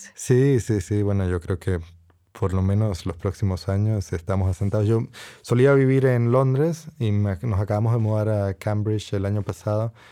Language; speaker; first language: Spanish; native; Spanish